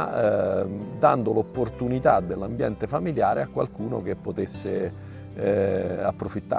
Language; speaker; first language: Italian; native; Italian